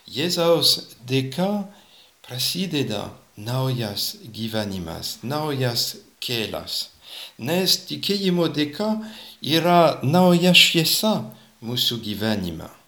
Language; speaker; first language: Lithuanian; non-native, fluent; French